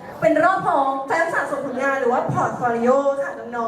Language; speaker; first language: Thai; native; Thai